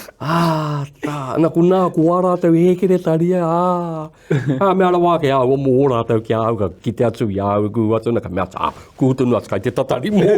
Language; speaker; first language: Māori; native; Māori